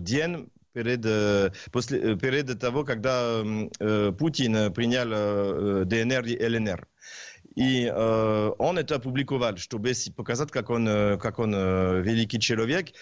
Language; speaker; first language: Russian; non-native, learner; French